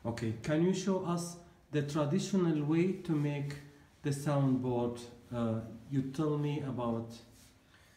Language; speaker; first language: English; non-native, learner; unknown